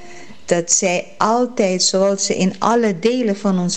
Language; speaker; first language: Dutch; early bilingual, heritage; Caribbean Hindustani